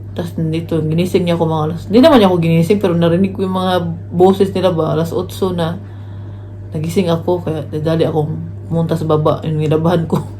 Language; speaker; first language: Filipino; non-native, local second language; Cebuano